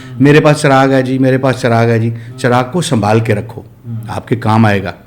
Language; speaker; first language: Urdu; non-native, local second language; Punjabi